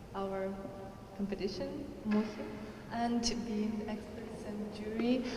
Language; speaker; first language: English; non-native, learner; Ukrainian